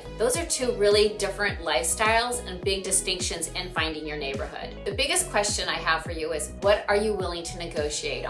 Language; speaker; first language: English; native; English